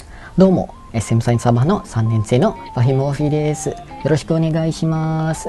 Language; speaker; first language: Japanese; non-native, fluent; Malay